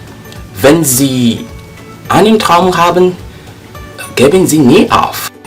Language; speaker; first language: German; non-native, learner; French